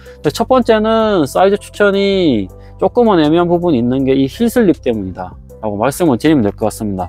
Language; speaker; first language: Korean; native; Korean